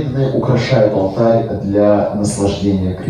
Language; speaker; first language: Russian; native; Russian